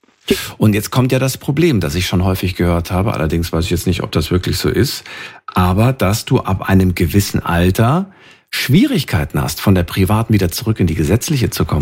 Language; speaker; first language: German; native; German